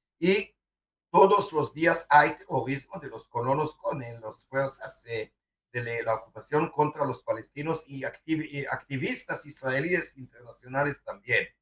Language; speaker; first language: Spanish; non-native, fluent; Hebrew